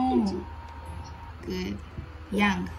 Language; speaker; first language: English; non-native, learner; Japanese